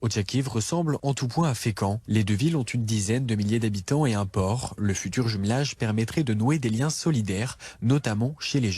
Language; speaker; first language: French; native; French